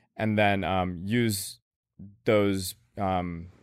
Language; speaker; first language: English; native; English